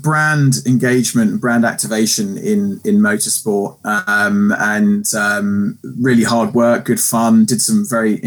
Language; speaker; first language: English; native; English